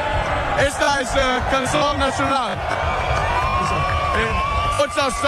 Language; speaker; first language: Portuguese; non-native, learner; English